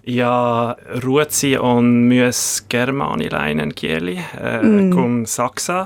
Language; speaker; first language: Finnish; non-native, fluent; German